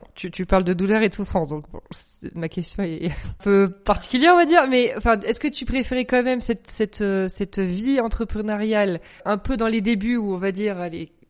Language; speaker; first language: French; native; French